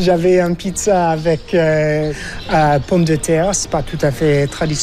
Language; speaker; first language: French; non-native, fluent; English